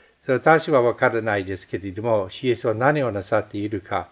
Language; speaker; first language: Japanese; non-native, fluent; English